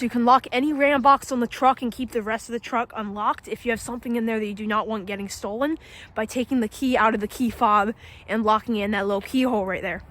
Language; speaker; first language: English; native; English